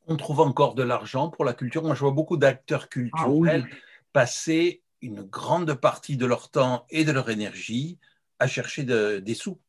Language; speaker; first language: French; native; French